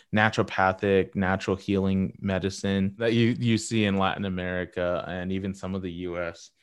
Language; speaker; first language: English; early bilingual, other home language; Spanish